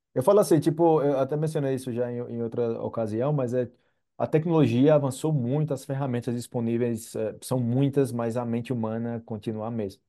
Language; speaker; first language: Portuguese; native; Portuguese